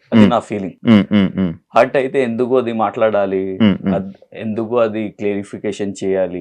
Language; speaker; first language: Telugu; non-native, learner; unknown